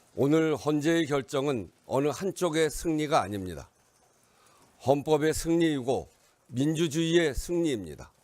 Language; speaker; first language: Korean; native; Korean